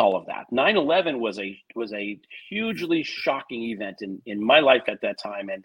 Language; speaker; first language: English; native; English